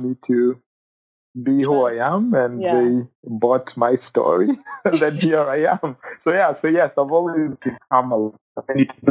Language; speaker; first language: English; non-native, local second language; Kinyarwanda